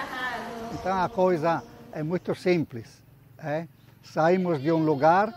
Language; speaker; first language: Portuguese; non-native, fluent; Italian